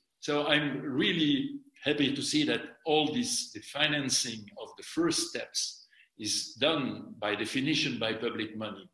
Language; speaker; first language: English; non-native, fluent; French